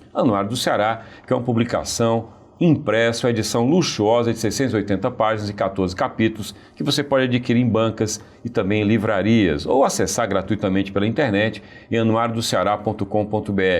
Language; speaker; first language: Portuguese; native; Portuguese